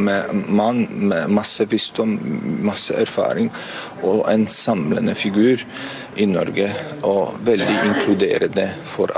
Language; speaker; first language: Norwegian; non-native, fluent; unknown